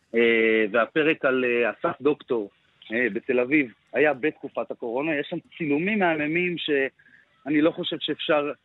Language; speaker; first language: Hebrew; native; Hebrew